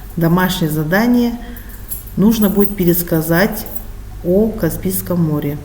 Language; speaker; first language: Russian; non-native, local second language; Kazakh